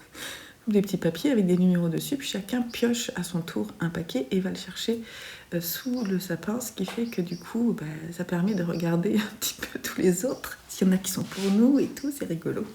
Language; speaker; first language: French; native; French